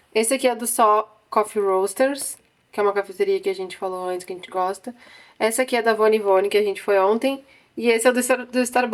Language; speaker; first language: Portuguese; native; Portuguese